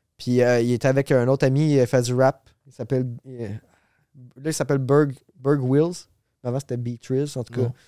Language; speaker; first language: French; native; French